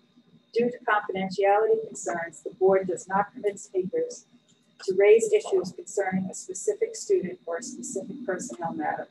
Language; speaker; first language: English; native; English